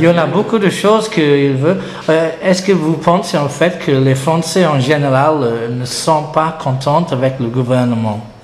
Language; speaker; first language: French; non-native, learner; English